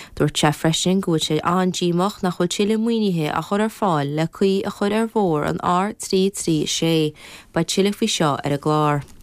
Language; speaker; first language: Irish; native; Irish